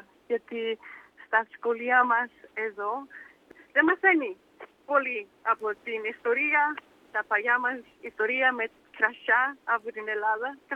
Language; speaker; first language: Greek; early bilingual, heritage; Danish